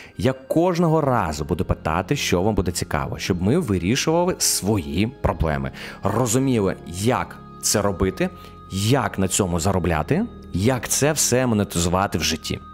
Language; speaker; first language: Ukrainian; non-native, local second language; Russian